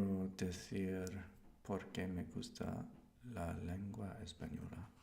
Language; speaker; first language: Spanish; non-native, learner; English